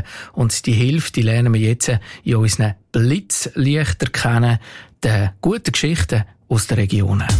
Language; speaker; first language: German; native; German